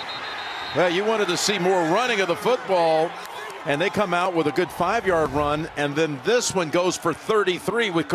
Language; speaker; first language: English; native; English